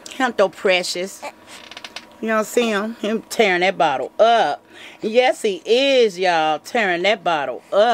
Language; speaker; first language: English; native; English